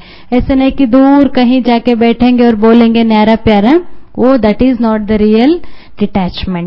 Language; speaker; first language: Hindi; native; Hindi